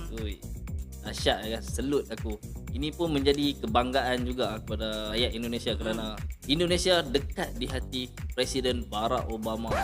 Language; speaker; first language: Malay; native; Malay